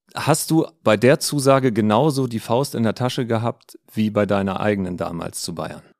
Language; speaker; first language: German; native; German